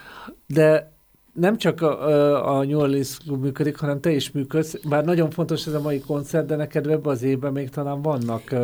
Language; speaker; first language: Hungarian; native; Hungarian